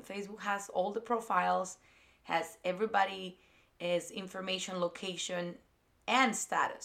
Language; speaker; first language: English; non-native, fluent; Spanish